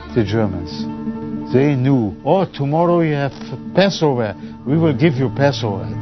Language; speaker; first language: English; non-native, fluent; Polish